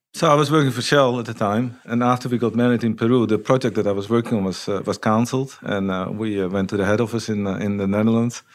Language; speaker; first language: English; non-native, fluent; Dutch